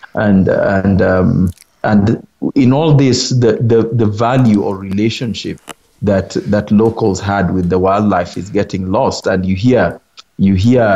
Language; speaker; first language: English; non-native, local second language; Luo (Kenya and Tanzania)